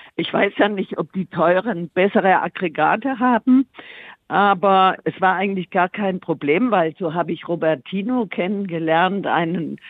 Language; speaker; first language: German; native; German